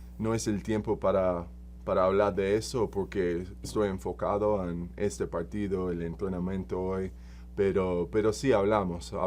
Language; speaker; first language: Spanish; early bilingual, heritage; Spanish